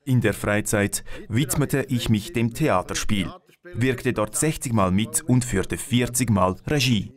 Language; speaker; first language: German; native; German